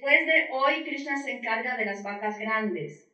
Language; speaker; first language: Spanish; native; Spanish